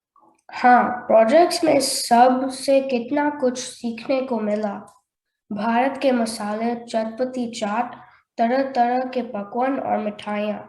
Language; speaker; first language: Hindi; early bilingual, heritage; Hindi